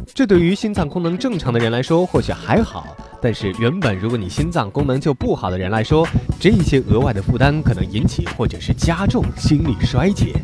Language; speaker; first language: Chinese; native; Chinese